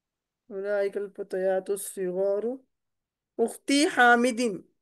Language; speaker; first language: Arabic; non-native, learner; Urdu